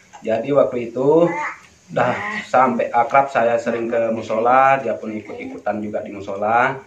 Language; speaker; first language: Indonesian; native; Indonesian